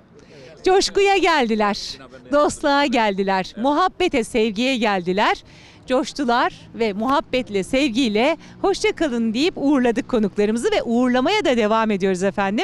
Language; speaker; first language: Turkish; native; Turkish